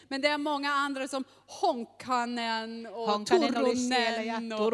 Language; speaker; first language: Swedish; non-native, learner; German